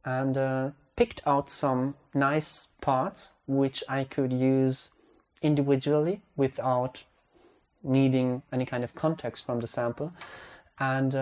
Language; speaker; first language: English; non-native, fluent; Hungarian